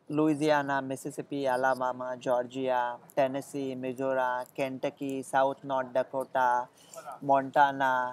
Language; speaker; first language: Hindi; non-native, local second language; Marathi